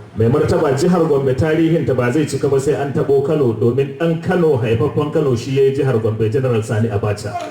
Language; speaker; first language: Hausa; native; Hausa